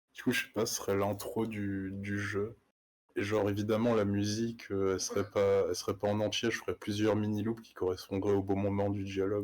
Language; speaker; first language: French; native; French